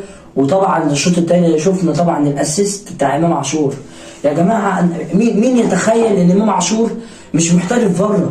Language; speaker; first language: Arabic; native; Arabic